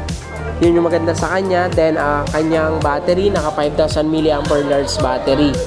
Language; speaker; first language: Filipino; native; Filipino